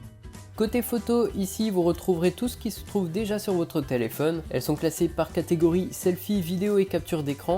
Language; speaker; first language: French; native; French